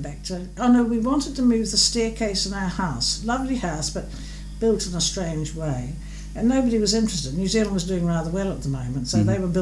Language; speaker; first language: English; native; English